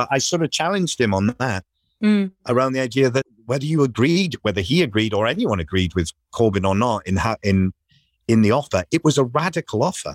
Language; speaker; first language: English; native; English